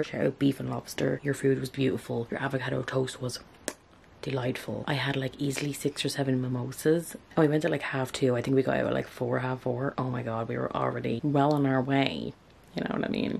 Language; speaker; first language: English; native; English